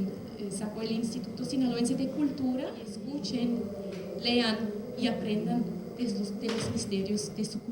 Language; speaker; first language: Spanish; non-native, fluent; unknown